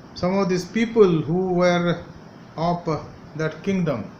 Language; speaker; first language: English; non-native, local second language; Hindi